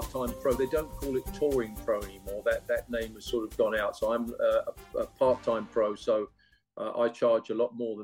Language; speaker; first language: English; native; English